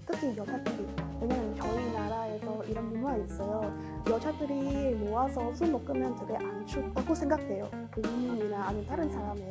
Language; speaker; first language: Korean; non-native, fluent; Vietnamese